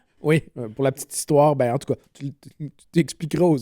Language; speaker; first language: French; native; French